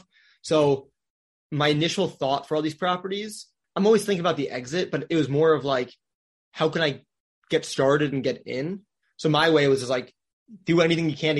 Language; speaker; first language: English; native; English